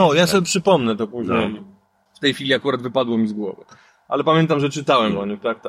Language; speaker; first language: Polish; native; Polish